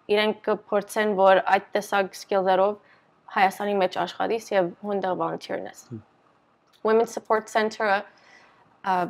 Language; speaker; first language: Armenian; early bilingual, heritage; Armenian